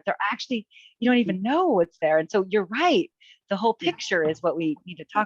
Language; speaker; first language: English; native; English